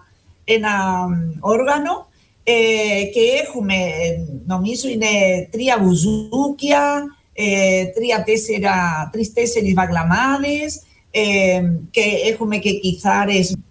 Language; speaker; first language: Greek; non-native, fluent; Spanish